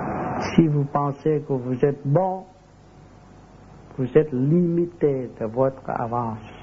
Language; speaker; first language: French; non-native, learner; Vietnamese